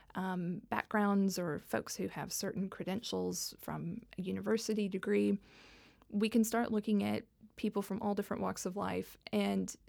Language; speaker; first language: English; native; English